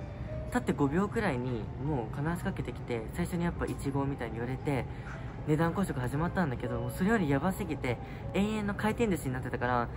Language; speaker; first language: Japanese; native; Japanese